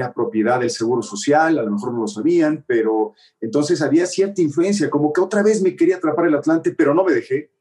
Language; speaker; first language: Spanish; native; Spanish